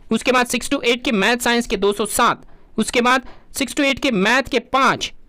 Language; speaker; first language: Hindi; non-native, local second language; Urdu